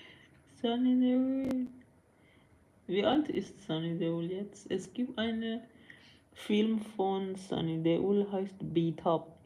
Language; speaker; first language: German; non-native, learner; Persian